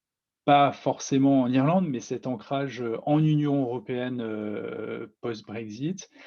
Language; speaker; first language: French; native; French